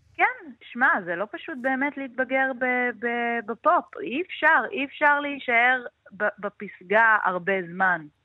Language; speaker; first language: Hebrew; native; Hebrew